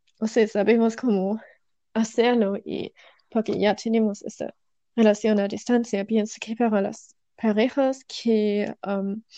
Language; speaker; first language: Spanish; non-native, learner; German